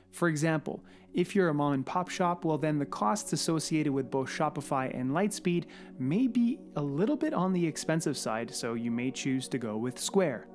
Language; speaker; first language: English; native; English